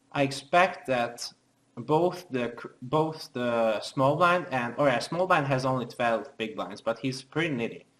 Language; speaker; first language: English; non-native, fluent; Hungarian